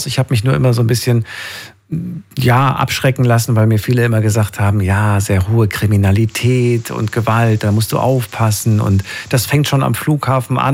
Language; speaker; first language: German; native; German